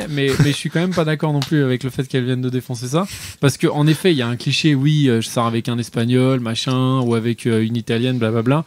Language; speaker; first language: French; native; French